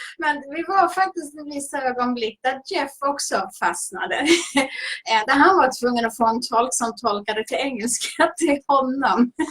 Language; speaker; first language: Swedish; native; Swedish